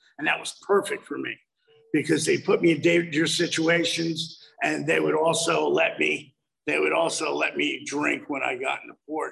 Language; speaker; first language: English; native; English